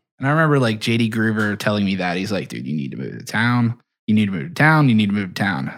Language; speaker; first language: English; native; English